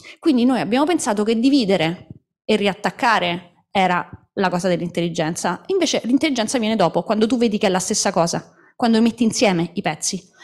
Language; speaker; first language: Italian; native; Italian